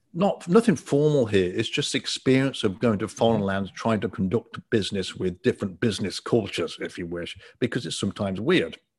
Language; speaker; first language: English; native; English